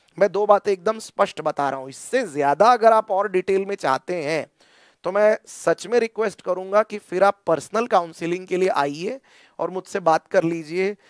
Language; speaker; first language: Hindi; non-native, local second language; Marathi